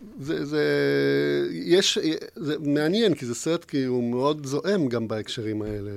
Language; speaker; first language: Hebrew; non-native, fluent; Spanish